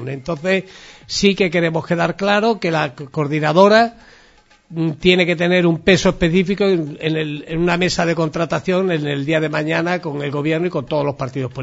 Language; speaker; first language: Spanish; native; Spanish